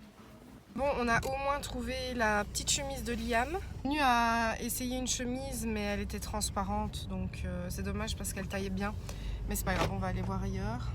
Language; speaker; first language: French; native; French